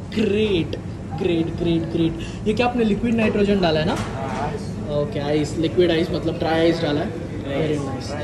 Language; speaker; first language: Hindi; native; Hindi